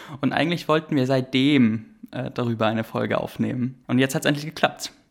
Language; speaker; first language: German; native; German